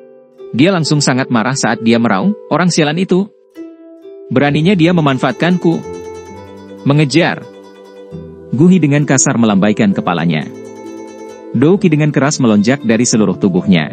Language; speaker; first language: Indonesian; native; Indonesian